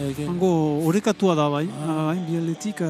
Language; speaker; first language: Basque; native; Basque